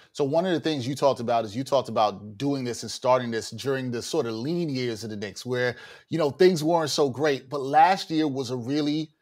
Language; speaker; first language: English; native; English